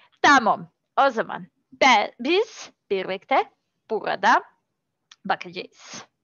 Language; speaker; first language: Turkish; non-native, learner; Serbian